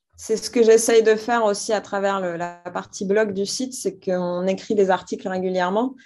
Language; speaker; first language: French; non-native, local second language; Arabic